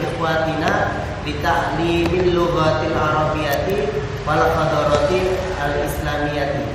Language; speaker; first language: Arabic; non-native, learner; Indonesian